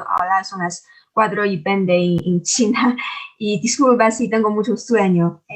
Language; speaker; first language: Spanish; non-native, fluent; Chinese